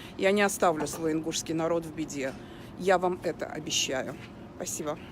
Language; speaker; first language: Russian; non-native, local second language; Ingush